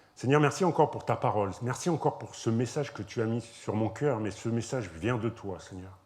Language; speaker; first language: French; native; French